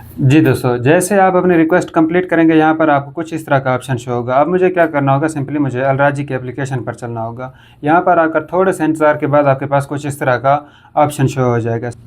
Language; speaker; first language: Urdu; non-native, local second language; Saraiki